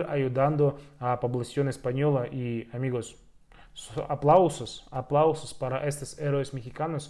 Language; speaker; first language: Spanish; non-native, fluent; Russian